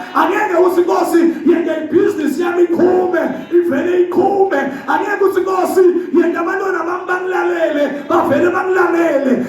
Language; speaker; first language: Zulu; non-native, local second language; Swati